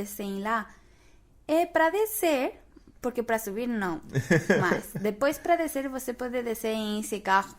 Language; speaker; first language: Portuguese; non-native, fluent; Spanish